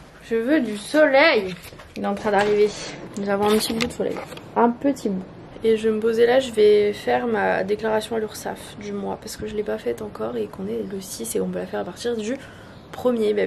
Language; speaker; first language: French; native; French